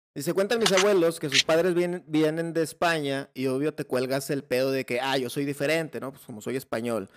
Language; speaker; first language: Spanish; native; Spanish